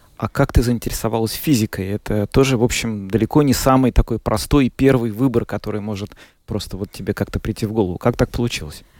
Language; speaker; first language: Russian; native; Russian